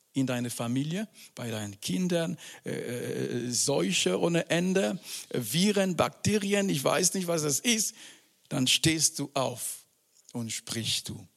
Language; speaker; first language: German; non-native, fluent; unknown